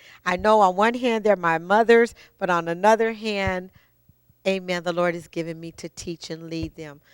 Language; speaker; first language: English; native; English